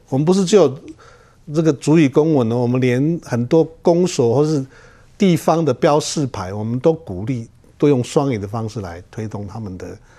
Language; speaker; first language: Chinese; non-native, local second language; Amis